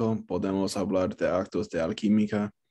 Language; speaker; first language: Spanish; non-native, learner; English